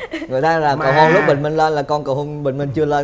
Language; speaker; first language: Vietnamese; native; Vietnamese